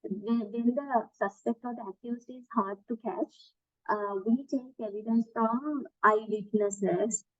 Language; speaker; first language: English; non-native, local second language; Sinhala